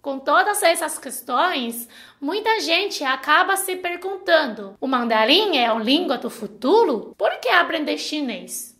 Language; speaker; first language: Portuguese; non-native, fluent; Chinese